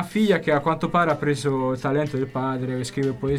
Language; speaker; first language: Italian; native; Italian